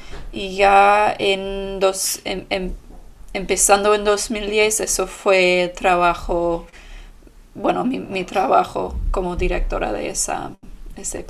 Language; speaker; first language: Spanish; non-native, fluent; English